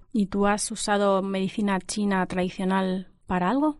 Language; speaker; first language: Spanish; native; Spanish